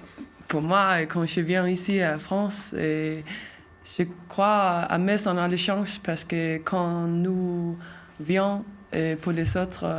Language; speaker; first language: French; non-native, learner; Danish